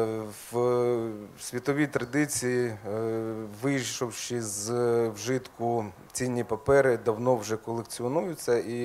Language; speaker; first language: Ukrainian; native; Ukrainian